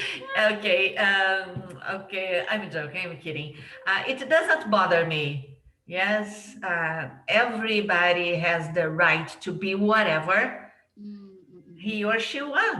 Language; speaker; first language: English; non-native, fluent; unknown